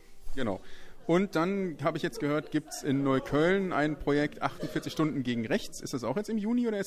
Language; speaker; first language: German; native; German